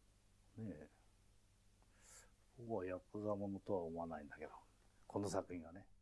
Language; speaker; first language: Japanese; native; Japanese